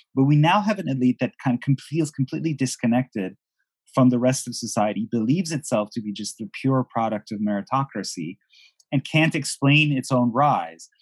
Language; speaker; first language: English; non-native, fluent; Persian